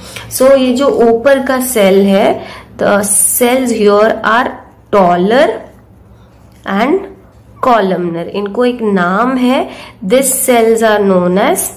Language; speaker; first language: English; non-native, local second language; Hindi